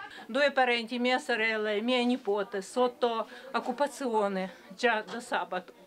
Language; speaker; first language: Italian; non-native, learner; Ukrainian